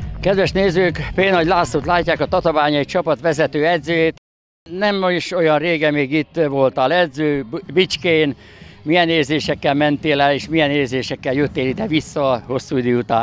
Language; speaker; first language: Hungarian; native; Hungarian